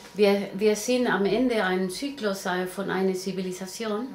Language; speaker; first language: German; non-native, learner; Spanish